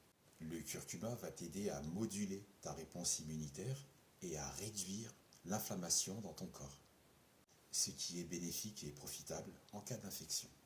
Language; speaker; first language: French; native; French